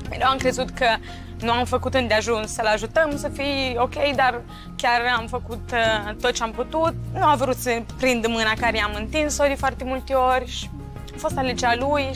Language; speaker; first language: Romanian; early bilingual, heritage; Romanian